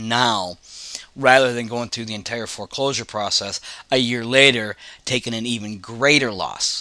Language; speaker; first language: English; native; English